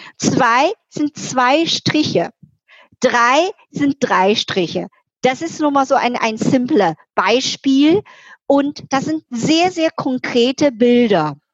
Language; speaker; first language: German; non-native, fluent; Chinese